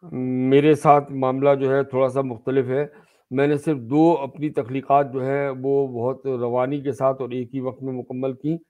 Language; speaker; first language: Urdu; native; Urdu